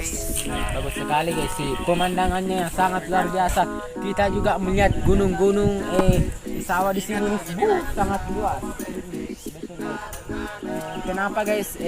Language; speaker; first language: Indonesian; non-native, local second language; Buginese